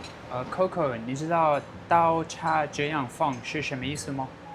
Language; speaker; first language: Chinese; non-native, fluent; English